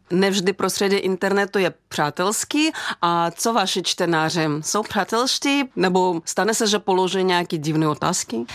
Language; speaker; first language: Czech; non-native, fluent; Russian